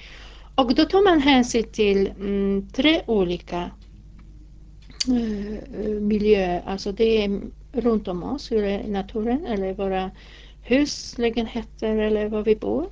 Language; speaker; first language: Swedish; non-native, fluent; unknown